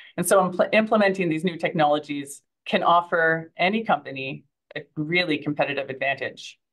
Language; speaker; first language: English; early bilingual, other home language; French